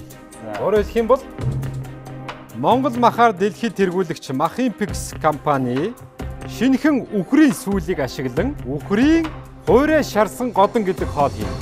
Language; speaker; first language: Mongolian; native; Mongolian